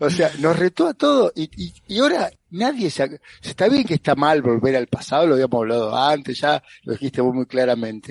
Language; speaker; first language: Spanish; native; Spanish